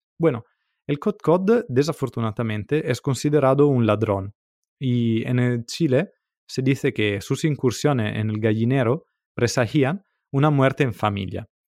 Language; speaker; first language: Spanish; non-native, fluent; Italian